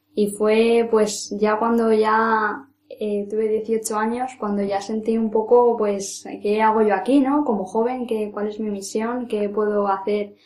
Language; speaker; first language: Spanish; native; Spanish